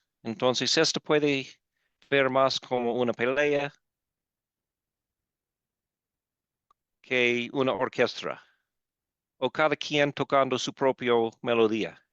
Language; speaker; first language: Spanish; non-native, fluent; English